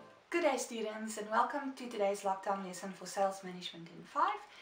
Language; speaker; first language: English; non-native, local second language; Afrikaans